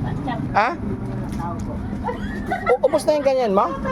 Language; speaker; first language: Filipino; native; Filipino